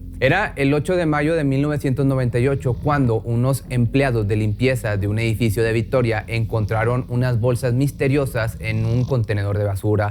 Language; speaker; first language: Spanish; native; Spanish